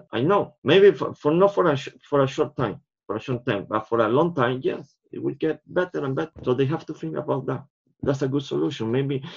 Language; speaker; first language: English; non-native, fluent; Spanish